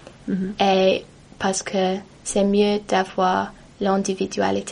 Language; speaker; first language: French; non-native, learner; English